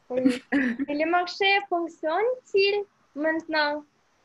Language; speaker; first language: French; non-native, learner; Russian